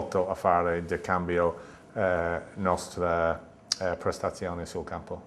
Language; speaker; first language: Italian; non-native, learner; English